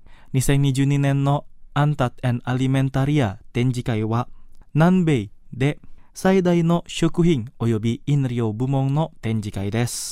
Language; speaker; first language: Japanese; non-native, fluent; Indonesian